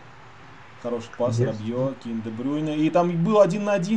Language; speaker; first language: Russian; native; Russian